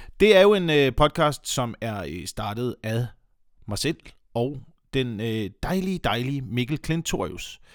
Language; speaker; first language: Danish; native; Danish